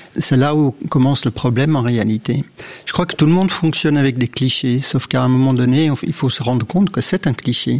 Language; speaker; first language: French; early bilingual, other home language; Dutch